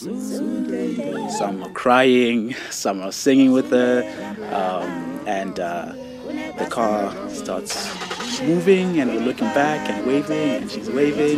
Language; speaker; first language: English; non-native, local second language; Shona